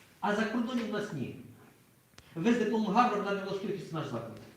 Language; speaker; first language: Ukrainian; native; Ukrainian